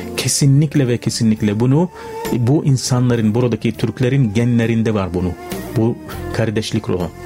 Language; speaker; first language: Turkish; non-native, fluent; Arabic